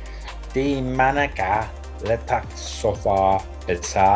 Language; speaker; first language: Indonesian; non-native, learner; English